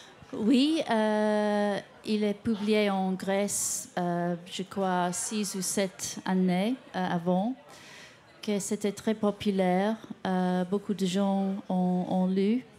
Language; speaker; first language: French; non-native, fluent; English